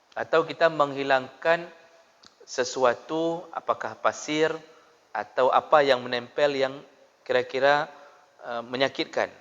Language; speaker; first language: Malay; non-native, local second language; Achinese